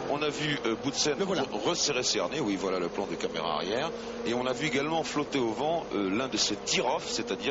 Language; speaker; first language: French; native; French